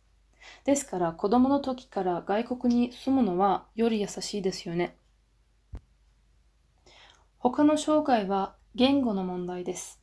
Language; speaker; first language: Japanese; non-native, fluent; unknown